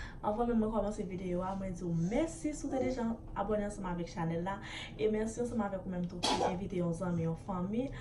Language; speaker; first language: French; non-native, learner; Haitian Creole